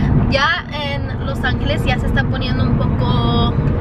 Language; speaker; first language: Spanish; early bilingual, heritage; Spanish